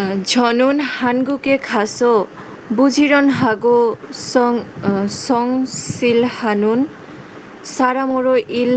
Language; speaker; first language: Korean; non-native, learner; Bangla